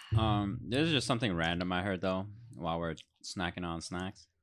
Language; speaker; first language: English; early bilingual, other home language; Korean